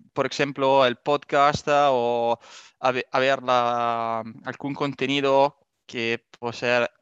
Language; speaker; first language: Spanish; non-native, learner; Italian